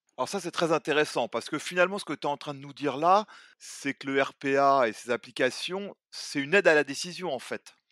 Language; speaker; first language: French; native; French